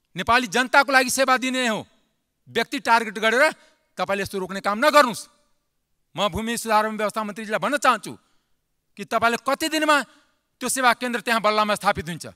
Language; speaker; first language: Nepali; non-native, local second language; Maithili